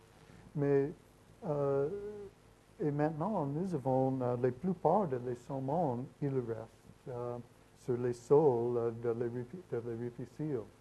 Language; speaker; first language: French; non-native, learner; English